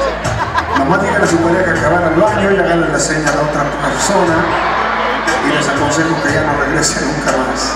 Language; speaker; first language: Spanish; native; Spanish